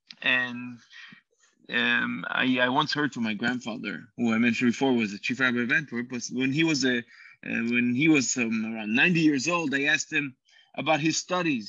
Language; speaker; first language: English; non-native, fluent; Hebrew